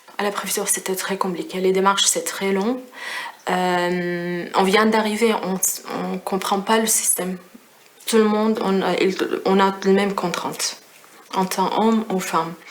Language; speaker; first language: French; non-native, fluent; Arabic